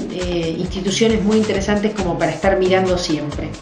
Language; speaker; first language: Spanish; native; Spanish